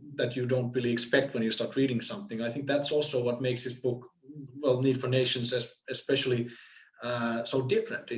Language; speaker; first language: English; non-native, fluent; Finnish